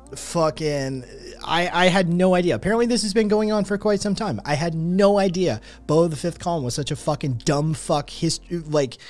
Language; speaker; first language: English; native; English